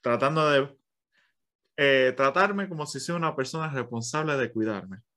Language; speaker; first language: Spanish; early bilingual, other home language; English